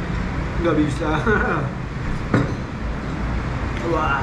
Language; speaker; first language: Indonesian; non-native, learner; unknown